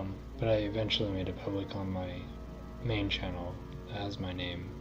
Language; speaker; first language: English; native; English